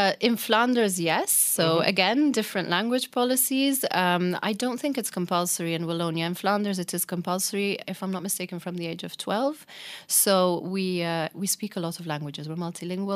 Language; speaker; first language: English; early bilingual, other home language; Italian